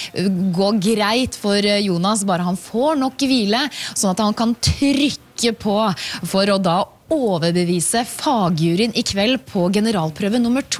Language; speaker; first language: Norwegian; native; Norwegian